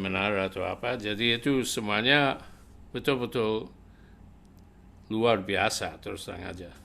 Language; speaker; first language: Indonesian; non-native, fluent; English